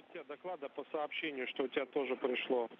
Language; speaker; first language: Russian; native; Russian